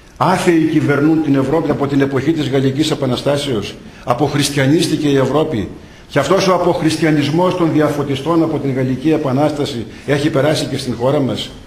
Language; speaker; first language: Greek; native; Greek